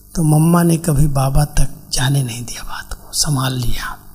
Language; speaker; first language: Hindi; native; Hindi